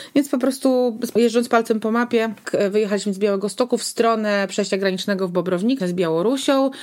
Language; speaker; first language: Polish; native; Polish